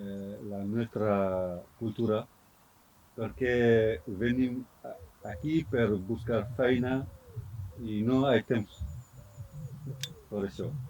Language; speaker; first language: Catalan; non-native, learner; Fula